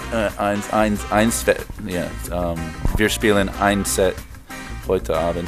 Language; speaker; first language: German; non-native, learner; English